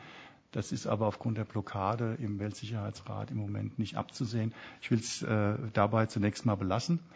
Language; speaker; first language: German; native; German